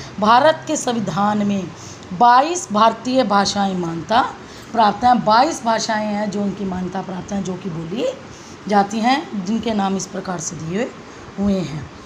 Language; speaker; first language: Hindi; native; Hindi